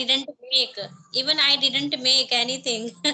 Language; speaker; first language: English; non-native, learner; Hindi